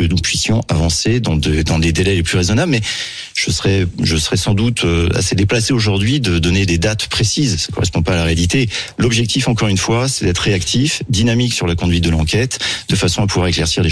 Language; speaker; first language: French; native; French